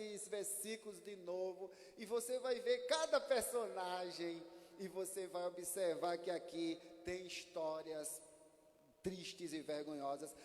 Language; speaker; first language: Portuguese; native; Portuguese